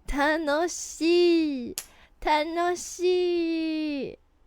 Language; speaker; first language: Japanese; non-native, learner; English